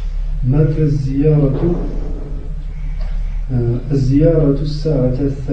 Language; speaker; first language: Arabic; non-native, learner; French